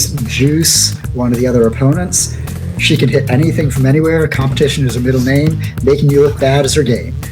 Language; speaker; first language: English; native; English